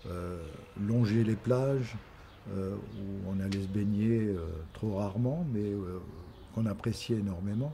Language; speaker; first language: French; native; French